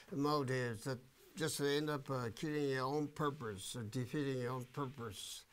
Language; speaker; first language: English; non-native, fluent; Japanese